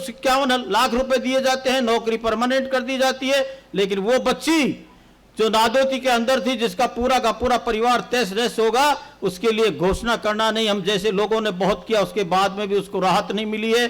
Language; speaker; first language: Hindi; native; Hindi